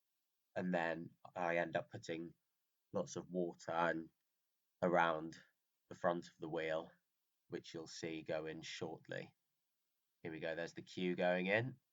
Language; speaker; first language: English; native; English